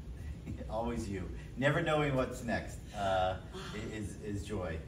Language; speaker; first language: English; native; English